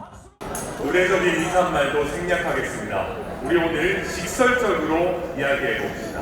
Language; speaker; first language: Korean; native; Korean